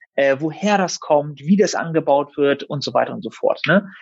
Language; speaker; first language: German; native; German